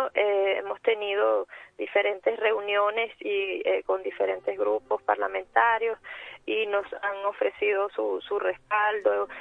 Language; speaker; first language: Spanish; native; Spanish